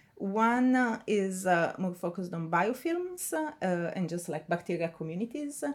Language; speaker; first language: English; non-native, fluent; Italian